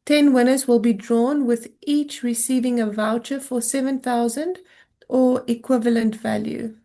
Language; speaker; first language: English; non-native, local second language; Afrikaans